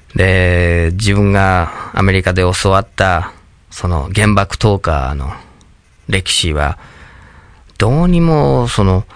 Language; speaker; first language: Japanese; non-native, fluent; English